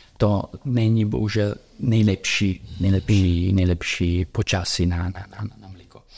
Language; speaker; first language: Czech; non-native, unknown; Italian